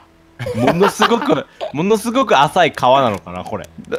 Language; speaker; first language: Japanese; native; Japanese